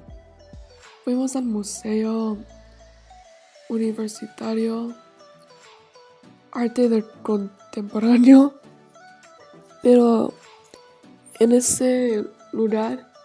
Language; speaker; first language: Spanish; non-native, learner; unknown